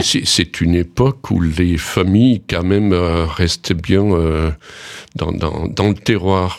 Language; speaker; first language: French; native; French